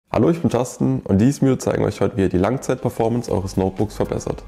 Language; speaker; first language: German; native; German